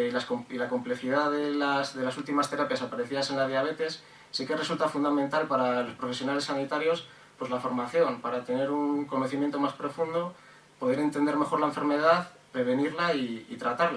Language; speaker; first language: Spanish; native; Spanish